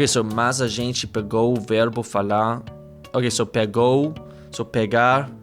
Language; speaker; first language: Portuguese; non-native, learner; English